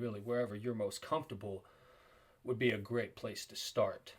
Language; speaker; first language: English; native; English